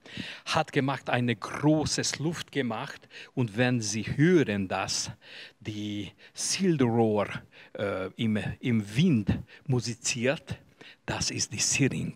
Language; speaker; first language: German; non-native, learner; Hungarian